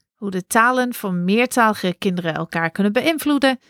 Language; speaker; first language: Dutch; non-native, fluent; English